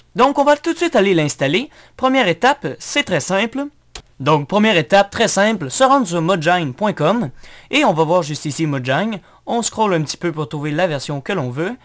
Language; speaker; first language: French; native; French